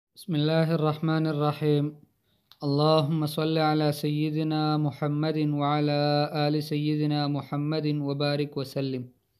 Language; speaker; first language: Arabic; non-native, fluent; Hindi